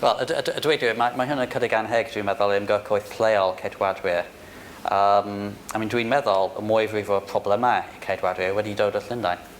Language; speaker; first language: Welsh; non-native, fluent; English